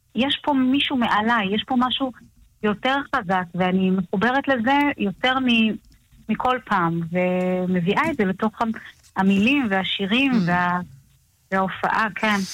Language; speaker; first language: Hebrew; early bilingual, other home language; Amharic